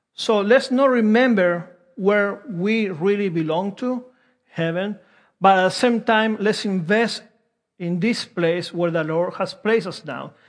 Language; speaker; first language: English; non-native, fluent; Spanish